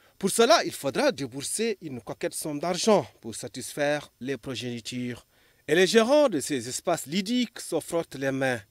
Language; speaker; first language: French; non-native, local second language; Fula